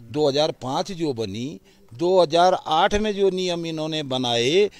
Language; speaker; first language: Hindi; native; Hindi